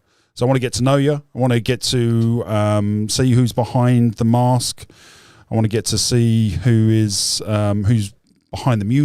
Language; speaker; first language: English; native; English